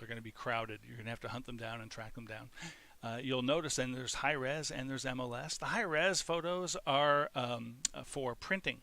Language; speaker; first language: English; native; English